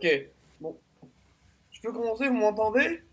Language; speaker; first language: French; non-native, fluent; Italian